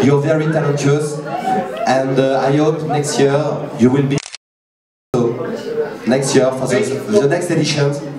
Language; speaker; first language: English; non-native, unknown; French